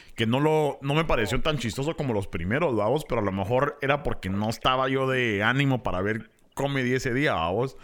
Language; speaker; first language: Spanish; native; Spanish